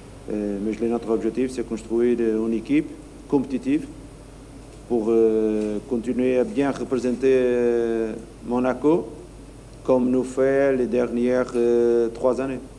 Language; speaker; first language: French; non-native, learner; Portuguese